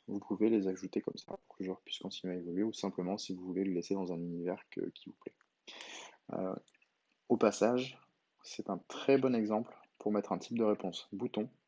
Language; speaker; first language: French; native; French